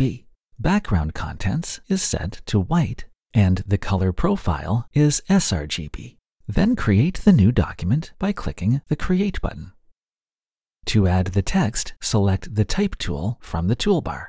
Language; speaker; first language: English; native; English